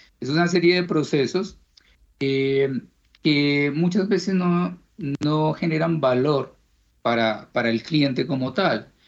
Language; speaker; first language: Spanish; native; Spanish